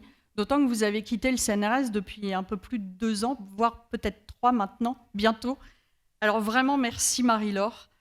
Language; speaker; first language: French; native; French